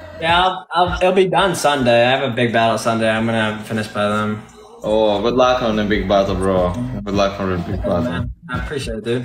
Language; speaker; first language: English; native; English